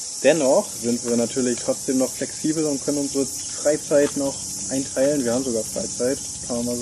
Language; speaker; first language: German; native; German